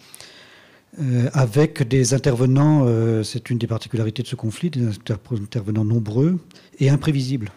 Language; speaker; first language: French; native; French